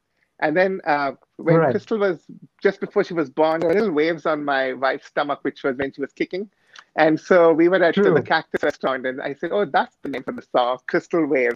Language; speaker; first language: English; native; English